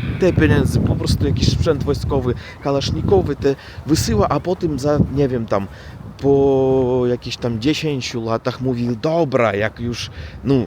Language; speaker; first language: Polish; non-native, fluent; Russian